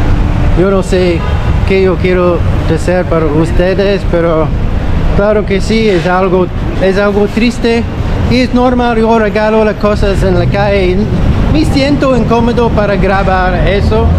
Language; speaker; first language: Spanish; non-native, learner; English